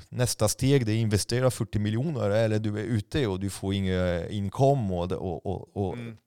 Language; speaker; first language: Swedish; non-native, fluent; French